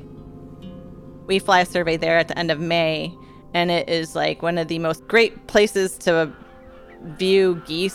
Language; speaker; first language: English; native; English